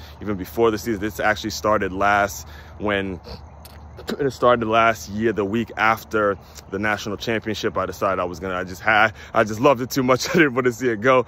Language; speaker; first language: English; native; English